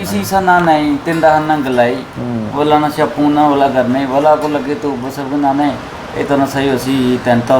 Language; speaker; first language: Filipino; non-native, learner; Punjabi